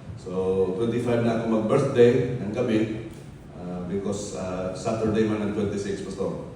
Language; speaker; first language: Filipino; non-native, local second language; Hiligaynon